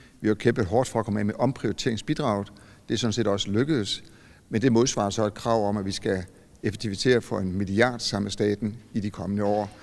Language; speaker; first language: Danish; native; Danish